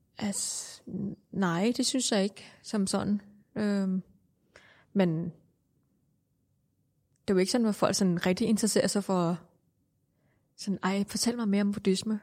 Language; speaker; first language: Danish; non-native, fluent; Thai